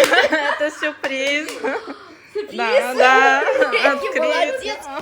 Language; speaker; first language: Russian; non-native, learner; Korean